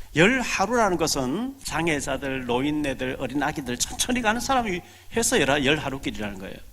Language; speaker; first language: Korean; native; Korean